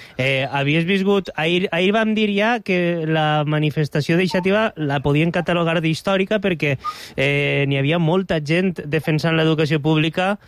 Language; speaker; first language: Catalan; native; Catalan